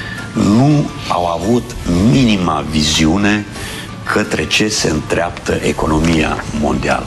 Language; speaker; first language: Romanian; native; Romanian